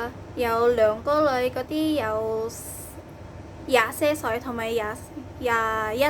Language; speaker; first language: Cantonese; non-native, learner; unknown